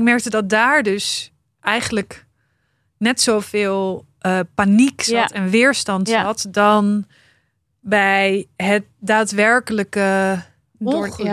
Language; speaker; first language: Dutch; native; Dutch